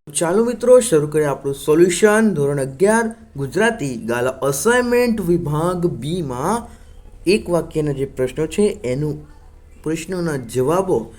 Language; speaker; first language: Gujarati; non-native, local second language; Marathi